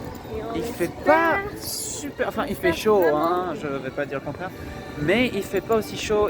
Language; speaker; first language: French; native; French